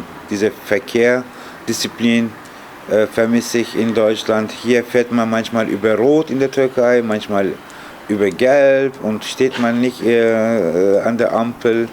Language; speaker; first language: German; non-native, fluent; Turkish